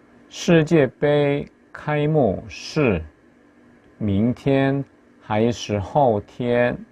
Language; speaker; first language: Chinese; non-native, fluent; Korean